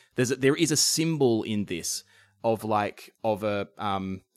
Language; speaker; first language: English; native; English